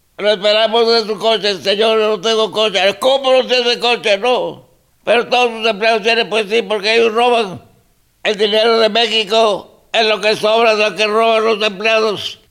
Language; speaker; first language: Spanish; non-native, local second language; Zapotec